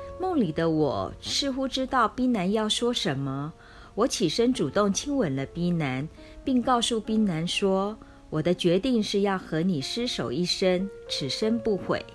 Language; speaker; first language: Chinese; native; Chinese